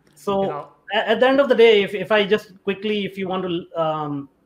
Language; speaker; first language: English; non-native, local second language; Hindi